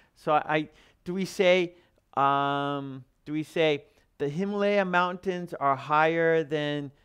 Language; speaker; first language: English; native; English